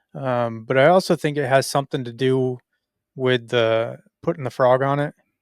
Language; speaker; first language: English; native; English